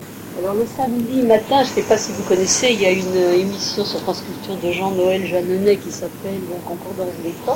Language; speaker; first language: French; native; French